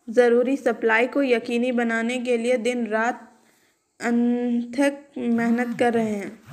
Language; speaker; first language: Hindi; non-native, local second language; Urdu